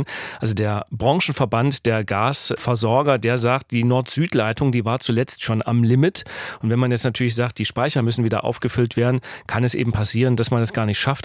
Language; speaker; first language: German; native; German